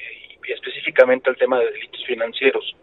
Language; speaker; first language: Spanish; native; Spanish